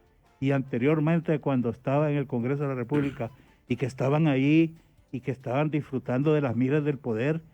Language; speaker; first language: Spanish; native; Spanish